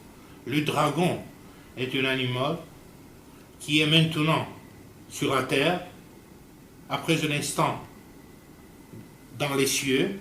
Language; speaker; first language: French; non-native, fluent; Romanian